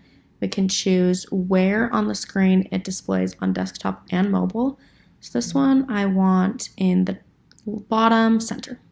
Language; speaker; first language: English; native; English